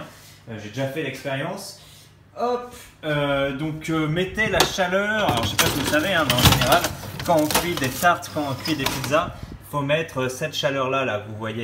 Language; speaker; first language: French; native; French